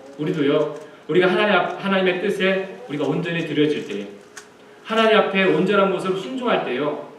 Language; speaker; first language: Korean; native; Korean